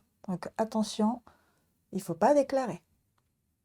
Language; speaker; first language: French; non-native, learner; Japanese